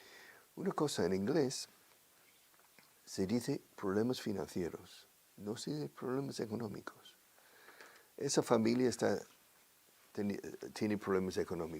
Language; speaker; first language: Spanish; non-native, fluent; English